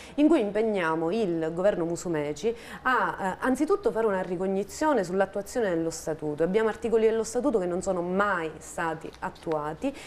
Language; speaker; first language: Italian; native; Italian